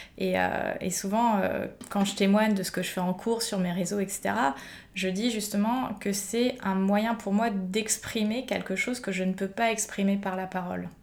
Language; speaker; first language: French; native; French